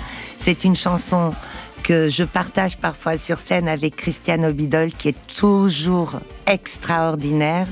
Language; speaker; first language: French; early bilingual, other home language; Portuguese